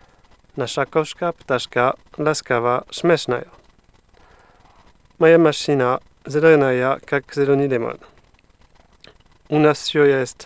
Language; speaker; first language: Russian; non-native, learner; French